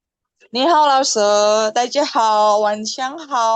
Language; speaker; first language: Chinese; non-native, learner; Indonesian